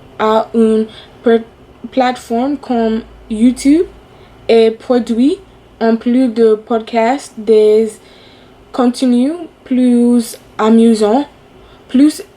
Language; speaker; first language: French; non-native, fluent; English